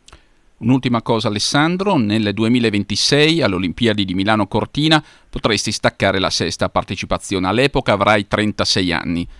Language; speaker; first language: Italian; native; Italian